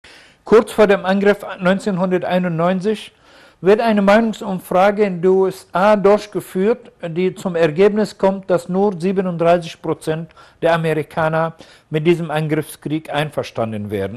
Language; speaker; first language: German; non-native, fluent; Arabic